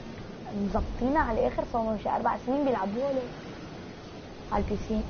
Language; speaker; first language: Arabic; native; Arabic